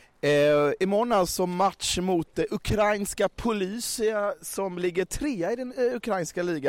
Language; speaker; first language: Swedish; native; Swedish